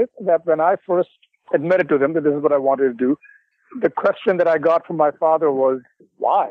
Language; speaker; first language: English; non-native, local second language; Urdu